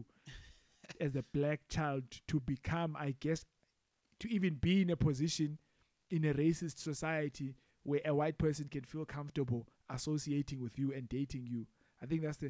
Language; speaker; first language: English; non-native, local second language; Xhosa